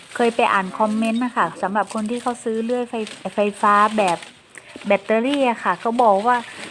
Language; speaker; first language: Thai; non-native, local second language; Northern Khmer